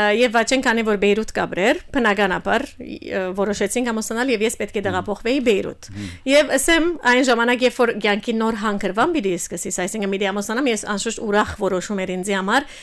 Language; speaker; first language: Armenian; early bilingual, heritage; Armenian